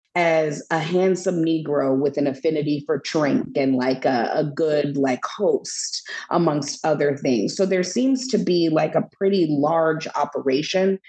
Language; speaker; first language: English; native; English